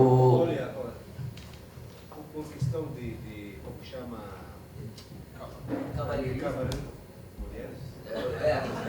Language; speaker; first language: Portuguese; non-native, fluent; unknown